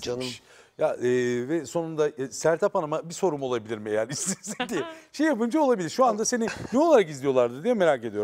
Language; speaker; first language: Turkish; native; Turkish